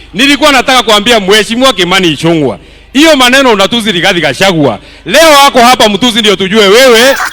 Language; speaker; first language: Swahili; non-native, local second language; Kikuyu